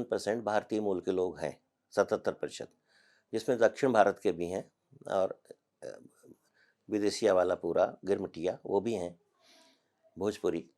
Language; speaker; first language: Hindi; native; Hindi